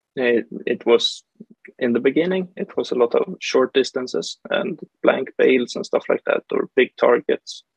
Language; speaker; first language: English; non-native, fluent; Swedish